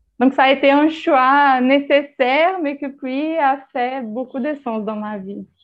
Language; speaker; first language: French; non-native, fluent; Portuguese